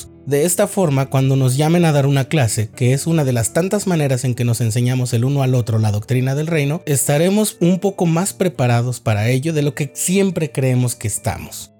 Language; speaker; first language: Spanish; native; Spanish